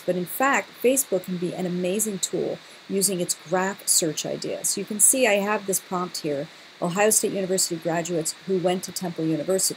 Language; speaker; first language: English; native; English